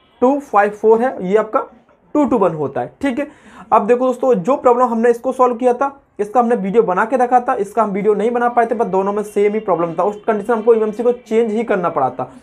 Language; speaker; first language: Hindi; native; Hindi